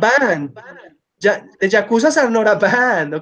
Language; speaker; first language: English; non-native, fluent; Spanish